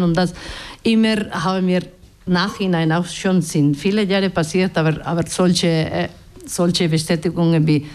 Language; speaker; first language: German; non-native, learner; Basque